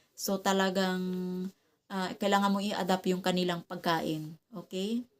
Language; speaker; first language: Filipino; non-native, local second language; Cebuano